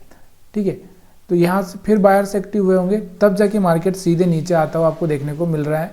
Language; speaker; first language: Hindi; native; Hindi